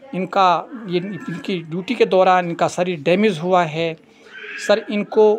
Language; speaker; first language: Hindi; native; Hindi